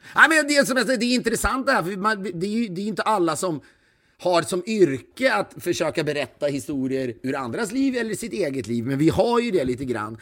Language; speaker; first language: Swedish; native; Swedish